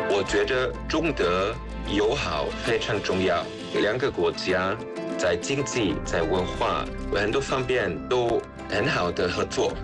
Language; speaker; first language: Chinese; non-native, fluent; German